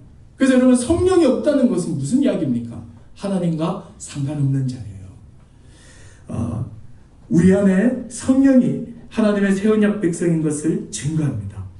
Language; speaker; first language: Korean; native; Korean